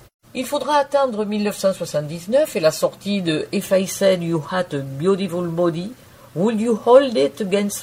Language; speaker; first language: French; native; French